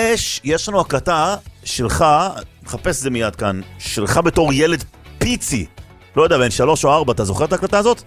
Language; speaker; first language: Hebrew; native; Hebrew